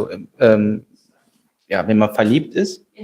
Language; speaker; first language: German; native; German